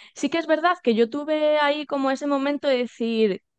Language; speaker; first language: Spanish; native; Spanish